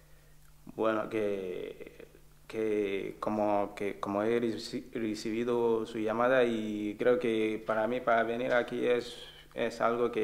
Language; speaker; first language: Spanish; non-native, learner; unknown